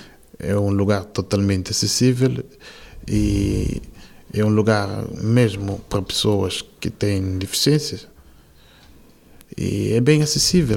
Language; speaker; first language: Portuguese; non-native, local second language; Kabuverdianu